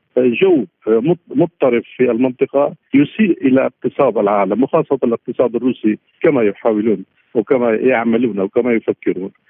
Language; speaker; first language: Arabic; native; Arabic